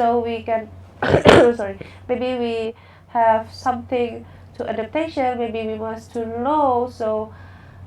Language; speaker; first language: English; non-native, learner; Indonesian